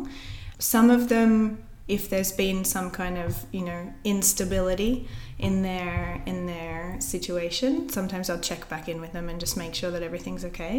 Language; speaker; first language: English; native; English